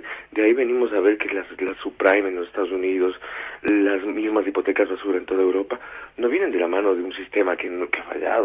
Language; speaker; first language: Spanish; native; Spanish